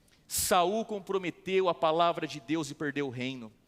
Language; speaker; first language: Portuguese; native; Portuguese